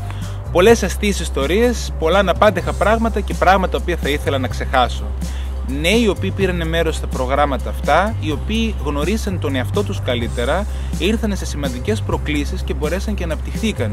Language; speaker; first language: Greek; native; Greek